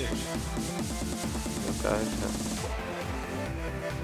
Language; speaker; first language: German; native; German